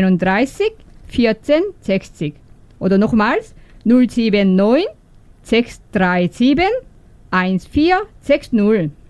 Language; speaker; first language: German; non-native, fluent; Korean